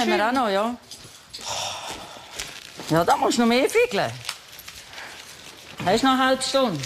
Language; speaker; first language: German; native; German